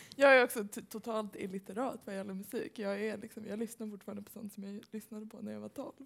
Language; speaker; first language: Swedish; early bilingual, other home language; Persian